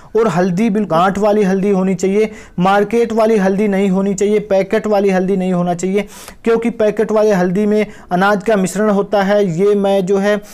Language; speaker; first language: Hindi; native; Hindi